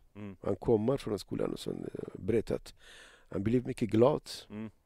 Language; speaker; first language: Swedish; non-native, learner; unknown